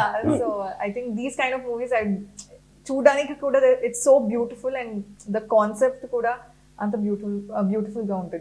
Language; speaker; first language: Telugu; non-native, fluent; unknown